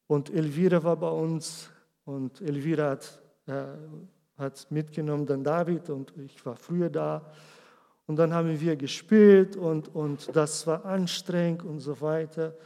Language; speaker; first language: German; non-native, learner; Portuguese